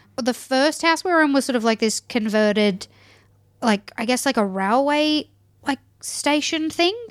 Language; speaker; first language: English; native; English